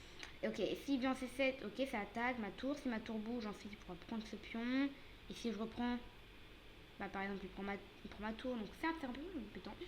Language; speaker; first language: French; native; French